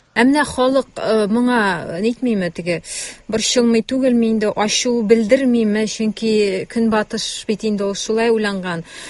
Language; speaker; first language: Tatar; native; Tatar